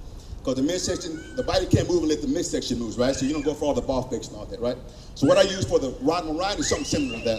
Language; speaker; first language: English; native; English